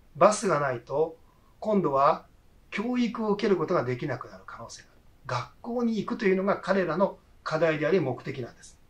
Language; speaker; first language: Japanese; native; Japanese